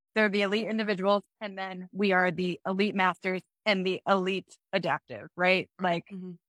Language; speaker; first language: English; native; English